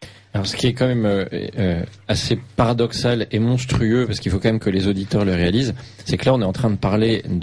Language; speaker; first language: French; native; French